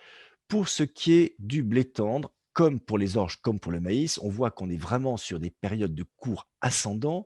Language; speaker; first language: French; native; French